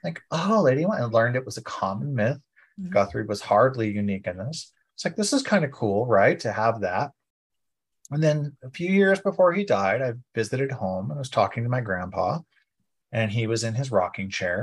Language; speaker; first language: English; native; English